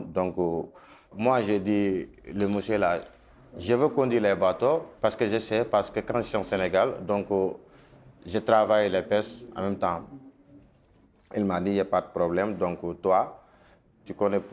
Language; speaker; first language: French; non-native, learner; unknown